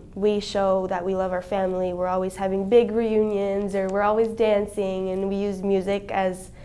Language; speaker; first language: English; early bilingual, other home language; Spanish